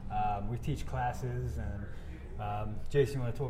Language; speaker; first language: English; native; English